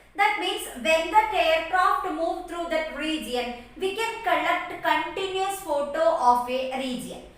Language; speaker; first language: English; non-native, local second language; Malayalam